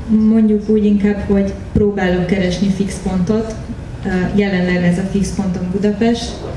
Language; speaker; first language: Hungarian; early bilingual, heritage; Hungarian